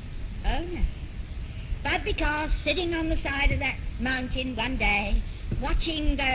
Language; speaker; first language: English; native; English